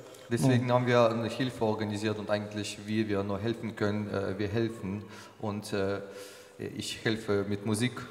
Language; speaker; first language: German; non-native, learner; Ukrainian